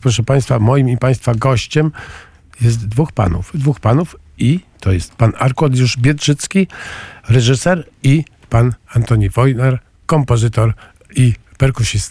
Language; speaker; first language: Polish; native; Polish